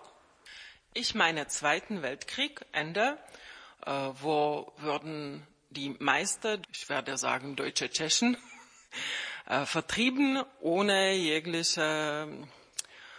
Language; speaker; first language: German; non-native, fluent; Czech